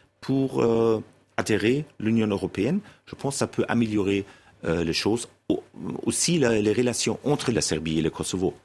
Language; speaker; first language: French; non-native, fluent; German